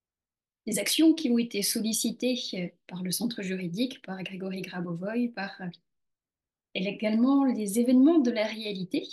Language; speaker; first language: French; native; French